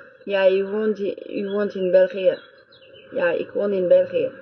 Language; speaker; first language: Dutch; non-native, learner; French